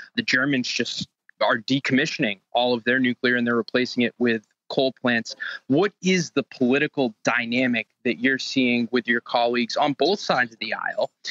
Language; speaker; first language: English; native; English